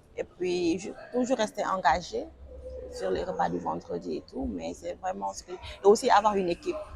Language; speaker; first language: French; non-native, local second language; Wolof